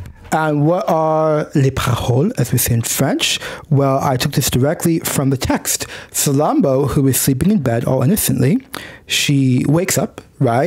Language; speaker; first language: English; native; English